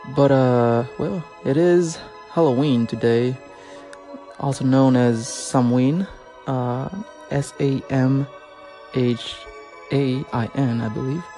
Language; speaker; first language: English; non-native, fluent; French